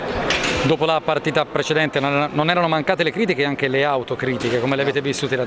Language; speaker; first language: Italian; native; Italian